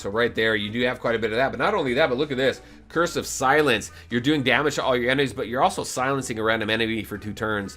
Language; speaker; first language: English; native; English